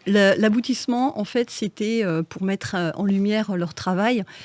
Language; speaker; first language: French; native; French